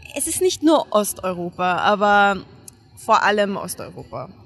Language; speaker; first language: German; non-native, fluent; Hungarian